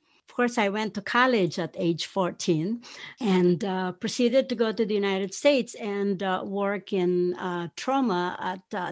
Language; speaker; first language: English; non-native, local second language; Pampanga